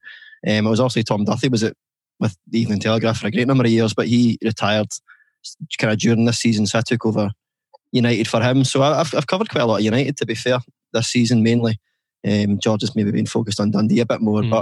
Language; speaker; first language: English; native; English